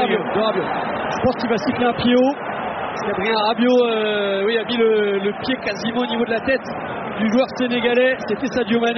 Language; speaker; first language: French; native; French